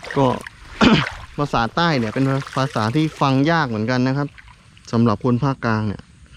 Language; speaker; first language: Thai; native; Thai